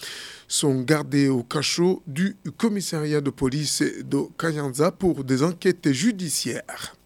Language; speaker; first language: French; non-native, local second language; Rundi